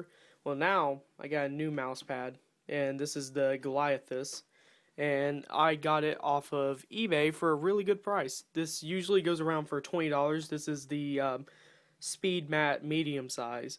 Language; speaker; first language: English; native; English